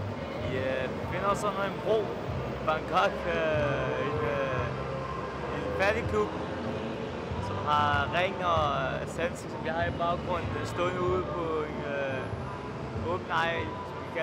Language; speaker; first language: Danish; non-native, local second language; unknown